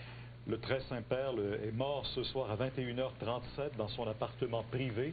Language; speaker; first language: French; native; French